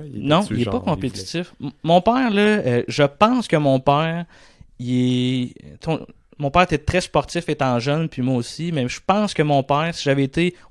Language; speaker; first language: French; native; French